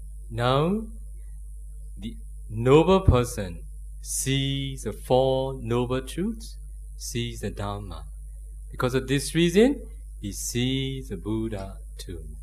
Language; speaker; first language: English; non-native, fluent; Burmese